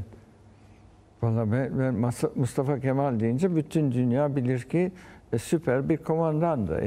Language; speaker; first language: Turkish; early bilingual, heritage; Turkish